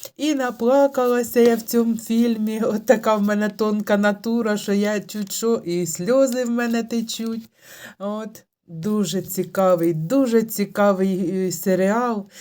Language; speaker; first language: Ukrainian; native; Ukrainian